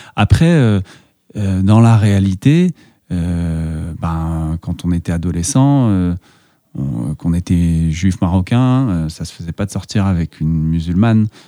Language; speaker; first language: French; native; French